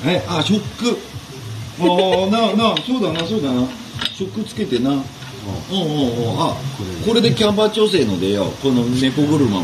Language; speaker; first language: Japanese; native; Japanese